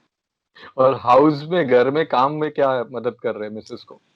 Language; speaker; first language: Hindi; native; Hindi